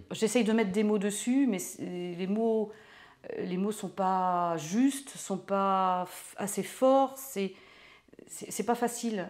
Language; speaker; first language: French; native; French